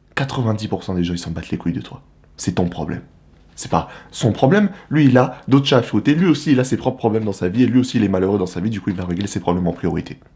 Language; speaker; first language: French; native; French